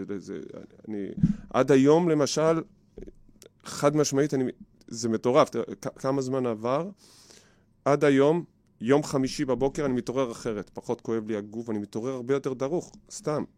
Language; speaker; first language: Hebrew; native; Hebrew